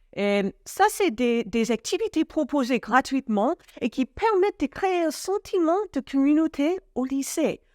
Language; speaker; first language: French; non-native, fluent; English